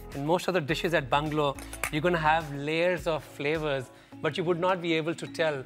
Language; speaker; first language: English; non-native, local second language; Punjabi